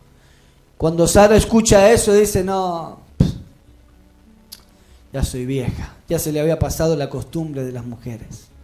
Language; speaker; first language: Spanish; native; Spanish